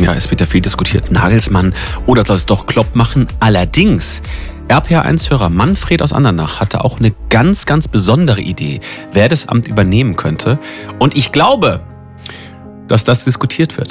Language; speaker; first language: German; native; German